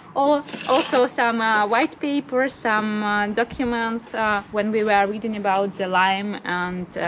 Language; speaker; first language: English; non-native, fluent; Russian